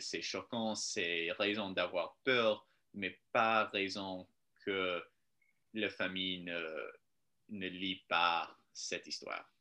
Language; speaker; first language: French; non-native, learner; English